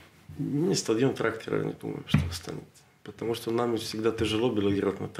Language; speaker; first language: Russian; non-native, learner; Serbian